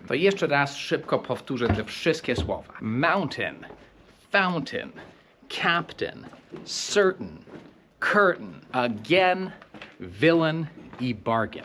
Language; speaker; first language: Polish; non-native, fluent; English